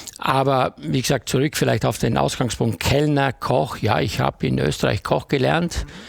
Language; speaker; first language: German; native; German